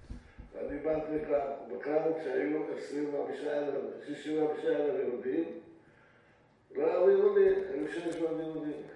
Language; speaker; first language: Hebrew; non-native, fluent; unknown